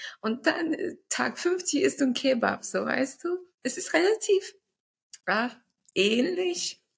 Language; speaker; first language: German; early bilingual, other home language; Turkish